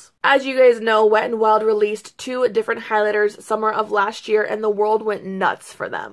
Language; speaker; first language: English; native; English